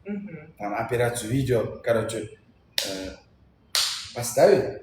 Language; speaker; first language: Russian; non-native, learner; Uzbek